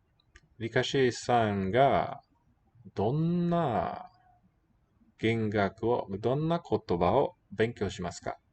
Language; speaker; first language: Japanese; non-native, learner; English